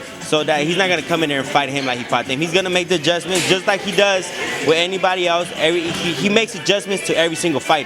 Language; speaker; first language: English; native; English